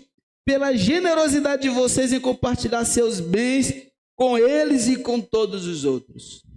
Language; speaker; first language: Portuguese; native; Portuguese